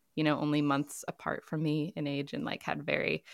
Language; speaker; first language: English; native; English